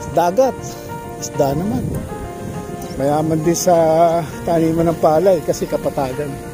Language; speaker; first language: Filipino; non-native, local second language; Bikol